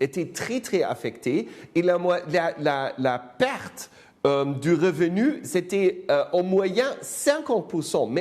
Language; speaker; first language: French; non-native, fluent; German